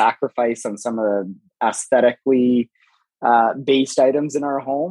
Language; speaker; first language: English; native; English